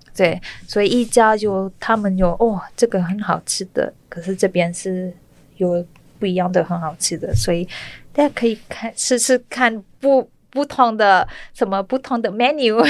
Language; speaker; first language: Chinese; non-native, learner; Malay